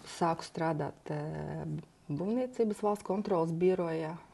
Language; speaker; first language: Latvian; non-native, local second language; Russian